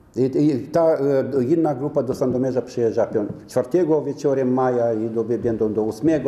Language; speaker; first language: Polish; non-native, fluent; Romanian